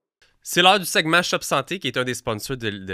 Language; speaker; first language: French; native; French